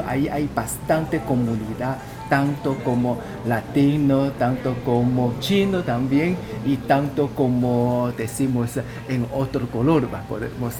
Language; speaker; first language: Spanish; non-native, learner; Chinese